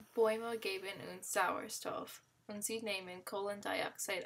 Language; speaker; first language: German; non-native, learner; English